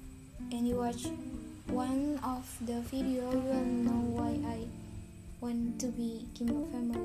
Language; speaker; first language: English; non-native, learner; Indonesian